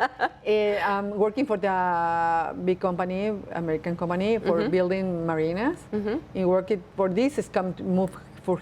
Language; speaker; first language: English; non-native, learner; Spanish